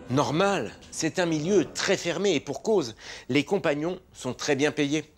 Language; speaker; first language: French; native; French